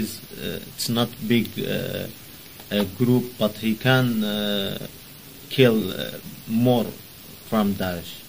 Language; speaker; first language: English; non-native, learner; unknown